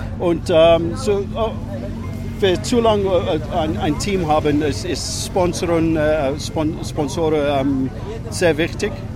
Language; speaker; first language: German; non-native, learner; English